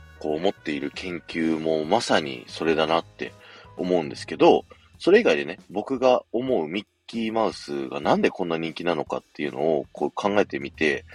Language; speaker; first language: Japanese; native; Japanese